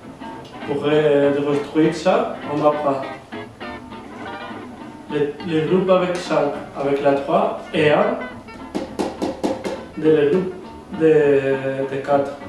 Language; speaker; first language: French; non-native, learner; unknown